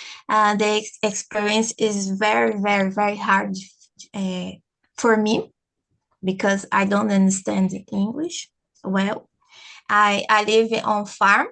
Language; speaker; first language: English; non-native, learner; Portuguese